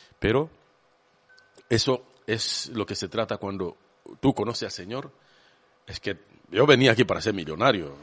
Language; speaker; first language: Spanish; non-native, fluent; Swahili